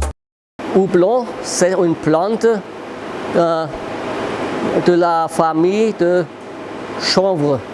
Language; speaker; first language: French; non-native, fluent; German